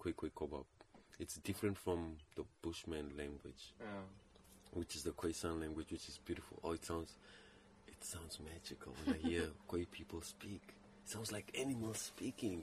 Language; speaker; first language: English; non-native, local second language; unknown